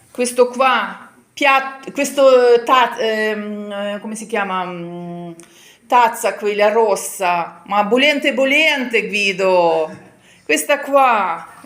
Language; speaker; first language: Italian; non-native, learner; Ukrainian